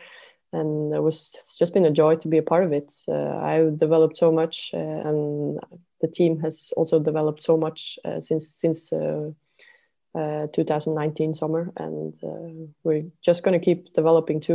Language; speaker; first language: English; non-native, fluent; Norwegian